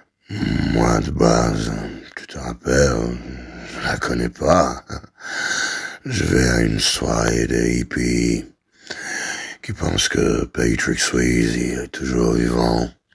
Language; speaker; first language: French; native; French